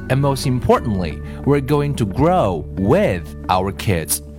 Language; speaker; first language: English; non-native, fluent; Chinese